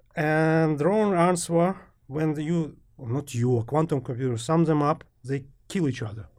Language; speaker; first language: English; non-native, fluent; Ukrainian